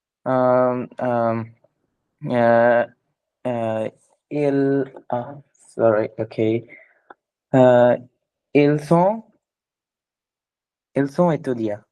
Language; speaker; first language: French; non-native, learner; Bangla